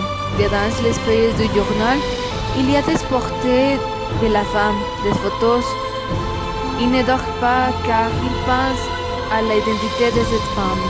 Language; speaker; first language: French; non-native, learner; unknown